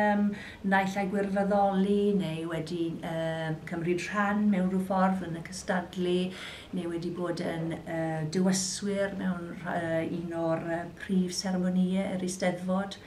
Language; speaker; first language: Welsh; native; Welsh